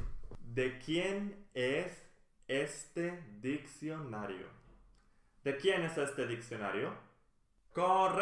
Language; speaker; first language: Spanish; non-native, fluent; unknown